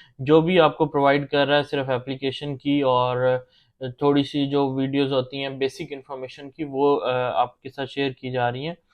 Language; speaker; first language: Urdu; non-native, local second language; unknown